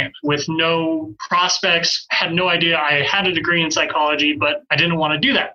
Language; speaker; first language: English; native; English